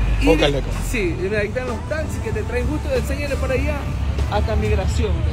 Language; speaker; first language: Spanish; native; Spanish